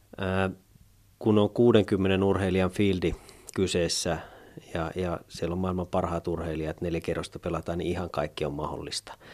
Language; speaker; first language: Finnish; native; Finnish